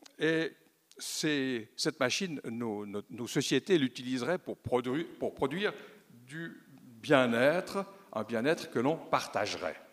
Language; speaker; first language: French; native; French